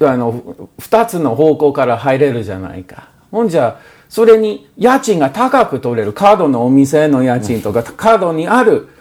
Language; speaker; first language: Japanese; non-native, fluent; English